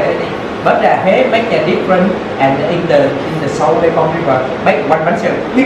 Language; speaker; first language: English; non-native, local second language; Vietnamese